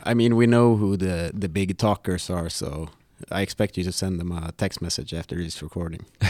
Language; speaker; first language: English; non-native, fluent; Swedish